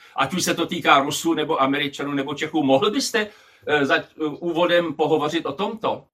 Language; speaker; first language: Czech; native; Czech